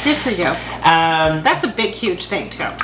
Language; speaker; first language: English; native; English